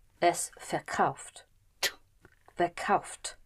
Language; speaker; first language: German; non-native, learner; English